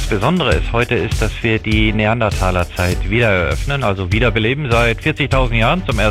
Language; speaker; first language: German; native; German